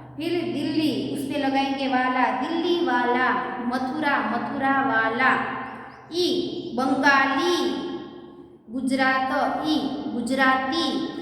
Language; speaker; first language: Hindi; non-native, local second language; Gujarati